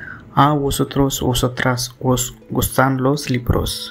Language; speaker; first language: Spanish; non-native, fluent; Telugu